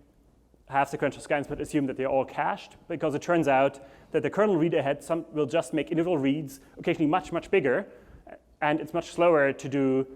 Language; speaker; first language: English; non-native, fluent; German